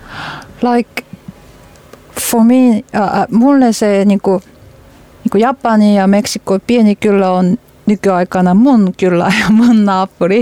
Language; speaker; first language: Finnish; non-native, learner; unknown